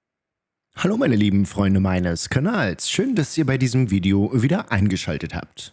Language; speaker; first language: German; native; German